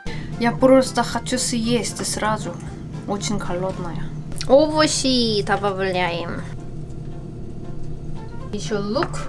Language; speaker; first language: Russian; non-native, fluent; Korean